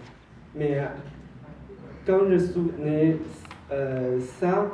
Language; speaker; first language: French; non-native, learner; Chinese